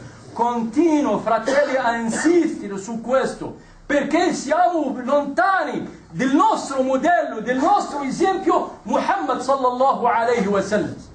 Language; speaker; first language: Italian; non-native, fluent; Arabic